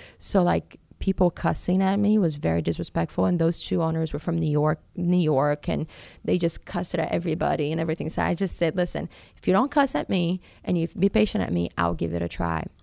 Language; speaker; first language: English; non-native, fluent; Portuguese